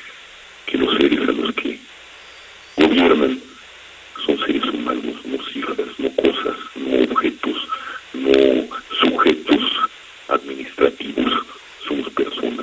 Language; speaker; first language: Spanish; native; Spanish